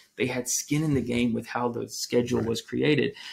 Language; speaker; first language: English; native; English